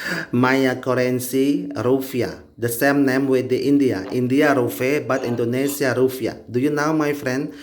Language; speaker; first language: English; non-native, learner; Indonesian